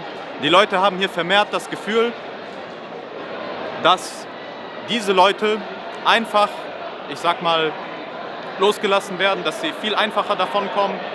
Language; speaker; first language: German; native; German